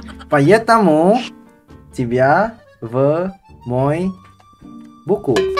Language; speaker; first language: Russian; non-native, learner; Indonesian